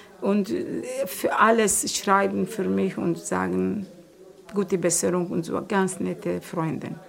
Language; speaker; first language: German; non-native, learner; Turkish